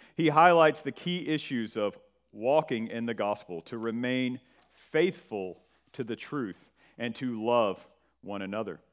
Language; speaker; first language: English; native; English